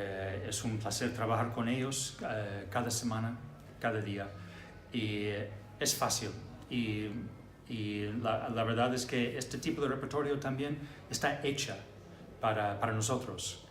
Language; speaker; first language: Spanish; non-native, fluent; English